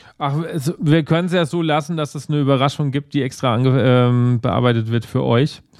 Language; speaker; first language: German; native; German